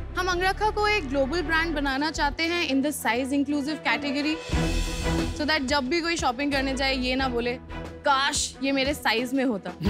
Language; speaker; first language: Hindi; native; Hindi